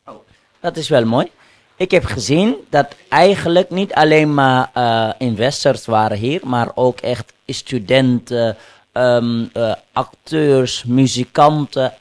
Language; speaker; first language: Dutch; non-native, fluent; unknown